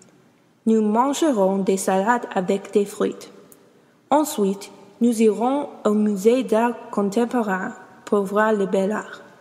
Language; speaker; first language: French; non-native, learner; English